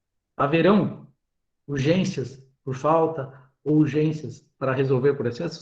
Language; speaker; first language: Portuguese; native; Portuguese